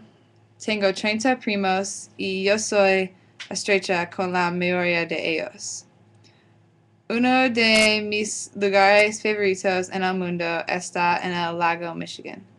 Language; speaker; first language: Spanish; non-native, learner; English